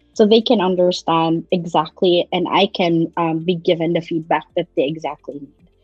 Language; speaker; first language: English; non-native, local second language; Cebuano